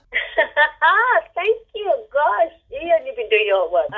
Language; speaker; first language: English; non-native, local second language; Igbo